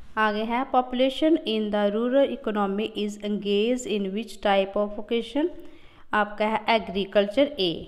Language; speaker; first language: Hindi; non-native, local second language; Punjabi